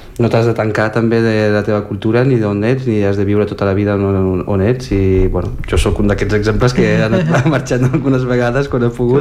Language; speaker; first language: Catalan; non-native, fluent; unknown